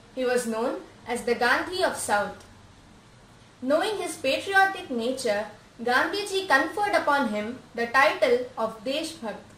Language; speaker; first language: English; non-native, local second language; Konkani